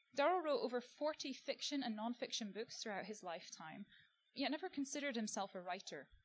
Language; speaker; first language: English; native; English